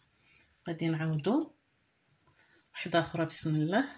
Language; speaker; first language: Arabic; native; Arabic